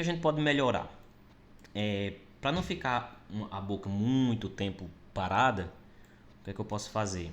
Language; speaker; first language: Portuguese; native; Portuguese